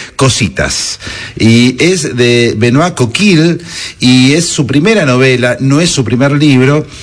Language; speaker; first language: Spanish; native; Spanish